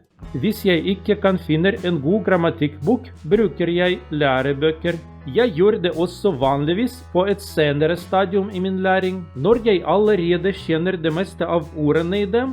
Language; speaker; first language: Norwegian; non-native, learner; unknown